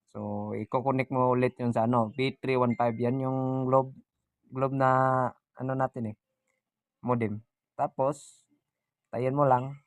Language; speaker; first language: Filipino; native; Filipino